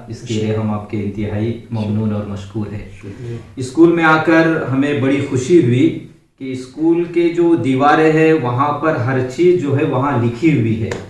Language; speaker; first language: Urdu; native; Urdu